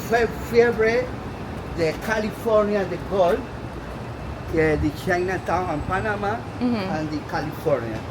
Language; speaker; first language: English; non-native, learner; Spanish